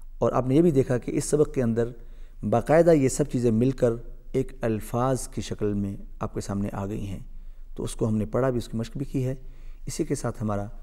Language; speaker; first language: Urdu; native; Urdu